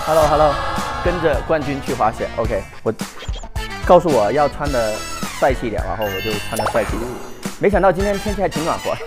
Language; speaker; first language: Chinese; non-native, local second language; Cantonese